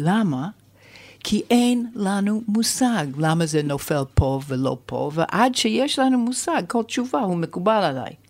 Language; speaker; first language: Hebrew; non-native, fluent; English